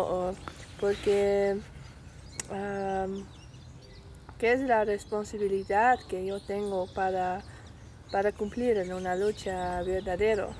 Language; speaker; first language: Spanish; non-native, learner; Dutch